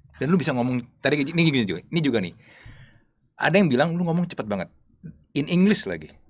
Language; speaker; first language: Indonesian; native; Indonesian